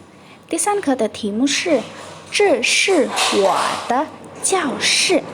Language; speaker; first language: Chinese; non-native, fluent; Indonesian